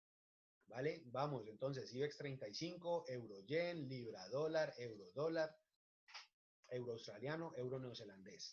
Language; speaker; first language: Spanish; native; Spanish